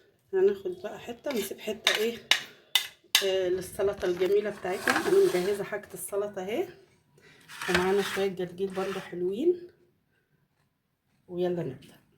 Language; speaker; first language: Arabic; native; Arabic